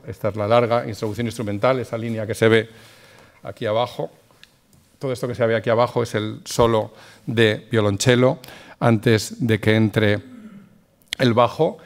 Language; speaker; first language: Spanish; native; Spanish